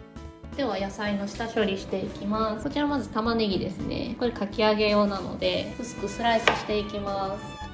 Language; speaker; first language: Japanese; native; Japanese